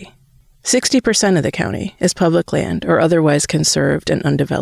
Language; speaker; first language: English; native; English